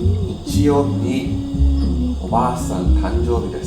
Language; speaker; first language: Japanese; non-native, learner; English